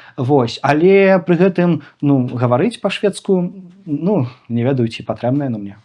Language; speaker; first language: Belarusian; non-native, local second language; Russian